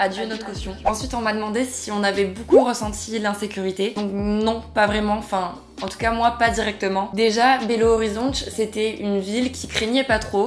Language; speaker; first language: French; native; French